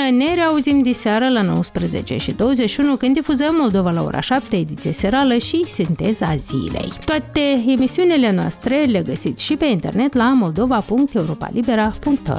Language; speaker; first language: Romanian; native; Romanian